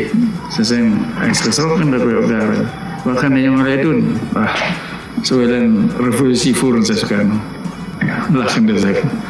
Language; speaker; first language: Dutch; non-native, local second language; Minangkabau